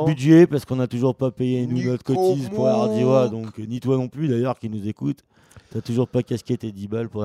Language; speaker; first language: French; native; French